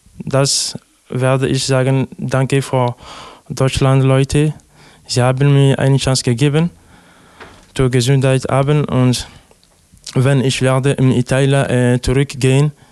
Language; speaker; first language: German; non-native, learner; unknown